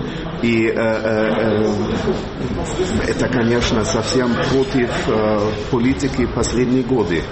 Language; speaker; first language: Russian; non-native, fluent; German